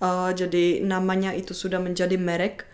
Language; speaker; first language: Indonesian; non-native, fluent; Czech